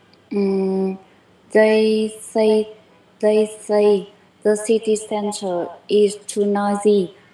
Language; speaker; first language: English; non-native, learner; Vietnamese